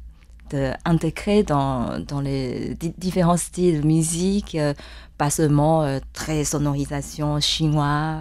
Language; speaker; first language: French; non-native, fluent; Chinese